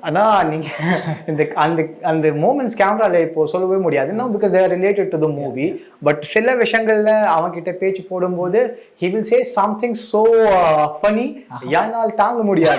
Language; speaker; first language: Tamil; non-native, learner; Kashmiri